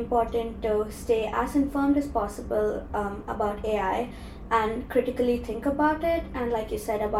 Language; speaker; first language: English; non-native, local second language; Tamil